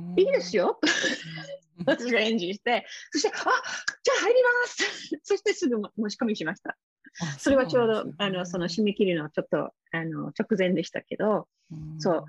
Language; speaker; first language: Japanese; non-native, fluent; English